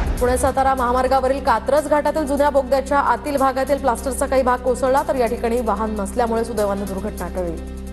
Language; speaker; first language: Marathi; native; Marathi